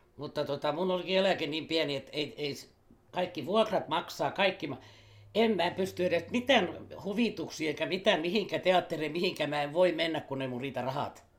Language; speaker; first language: Finnish; native; Finnish